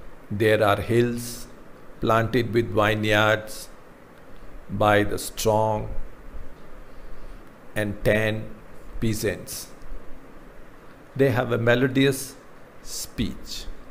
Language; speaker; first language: English; non-native, local second language; Hindi